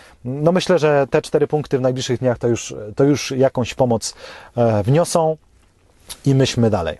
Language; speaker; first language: Polish; native; Polish